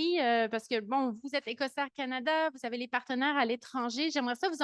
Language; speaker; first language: French; native; French